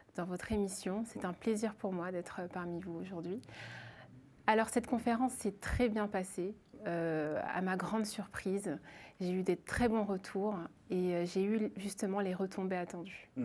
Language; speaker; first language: French; native; French